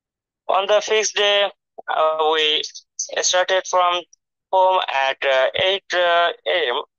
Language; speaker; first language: English; non-native, learner; Bangla